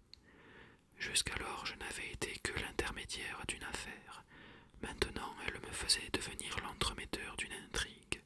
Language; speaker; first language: French; native; French